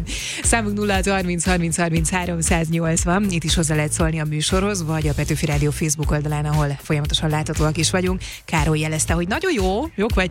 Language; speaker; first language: Hungarian; native; Hungarian